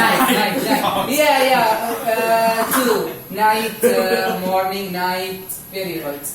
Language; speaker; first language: English; non-native, learner; Indonesian